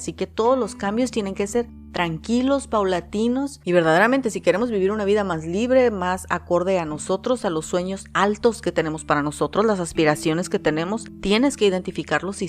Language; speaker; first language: Spanish; native; Spanish